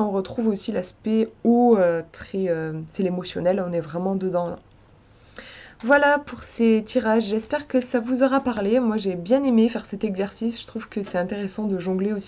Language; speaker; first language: French; native; French